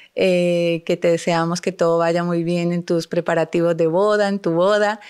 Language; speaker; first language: Spanish; native; Spanish